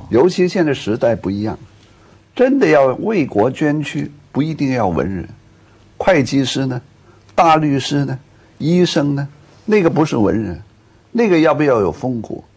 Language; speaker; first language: Chinese; non-native, local second language; Cantonese